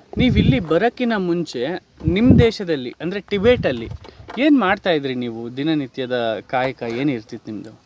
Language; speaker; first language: Kannada; native; Kannada